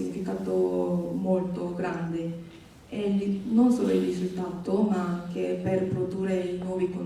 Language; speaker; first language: Italian; non-native, fluent; Korean